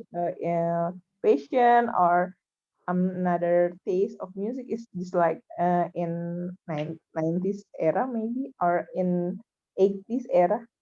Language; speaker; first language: English; non-native, learner; Indonesian